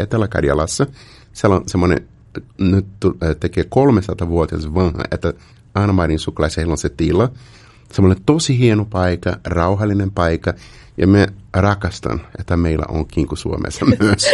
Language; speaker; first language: Finnish; non-native, fluent; Portuguese